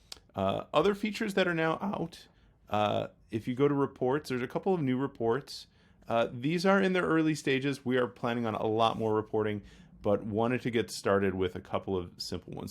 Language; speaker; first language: English; native; English